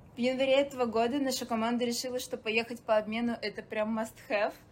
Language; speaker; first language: Russian; native; Russian